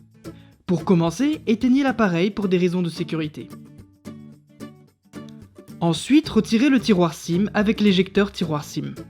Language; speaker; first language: French; native; French